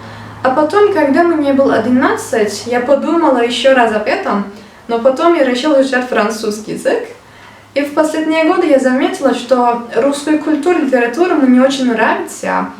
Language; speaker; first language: Russian; non-native, learner; Turkish